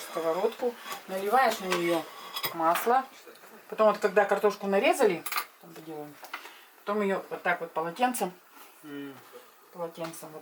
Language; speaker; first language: Russian; native; Russian